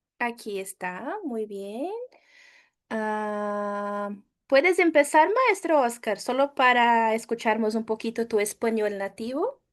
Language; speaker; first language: Spanish; non-native, fluent; Portuguese